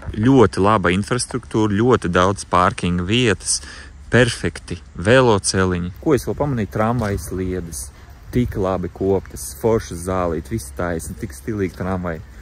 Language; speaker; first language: Latvian; non-native, local second language; Russian